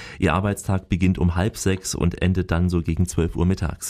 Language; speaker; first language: German; native; German